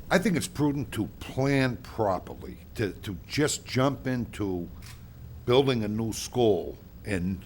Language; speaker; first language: English; native; English